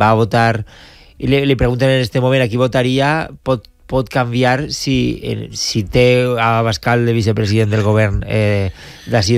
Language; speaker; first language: Catalan; native; Catalan